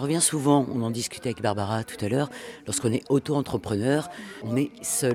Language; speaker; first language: French; native; French